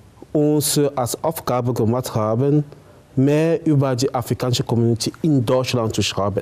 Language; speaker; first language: German; non-native, fluent; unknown